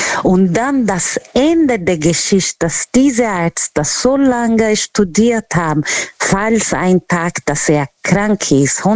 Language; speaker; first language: German; non-native, learner; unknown